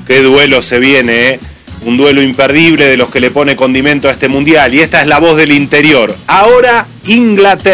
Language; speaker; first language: Spanish; native; Spanish